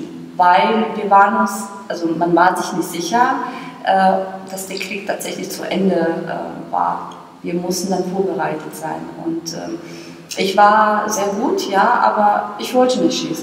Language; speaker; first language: German; non-native, fluent; Bosnian